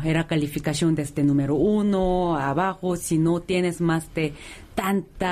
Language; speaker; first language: Spanish; non-native, fluent; Korean